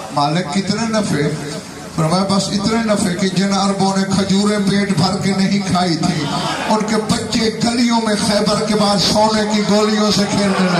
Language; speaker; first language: Urdu; non-native, local second language; Saraiki